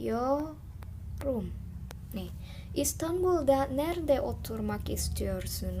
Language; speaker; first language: Turkish; non-native, fluent; Indonesian